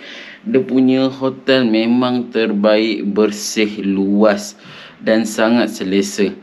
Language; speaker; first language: Malay; native; Malay